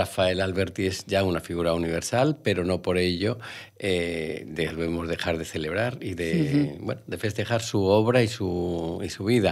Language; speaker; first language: Spanish; native; Spanish